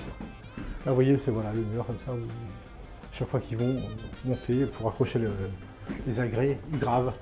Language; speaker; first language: French; native; French